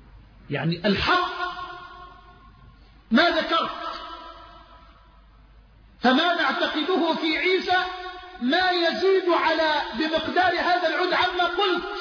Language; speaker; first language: Arabic; native; Arabic